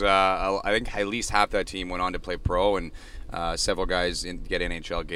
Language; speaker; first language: English; native; English